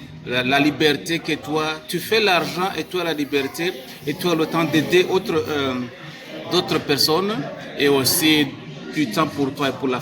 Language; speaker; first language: French; non-native, local second language; Kinyarwanda